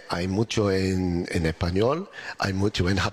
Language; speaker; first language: Spanish; non-native, learner; English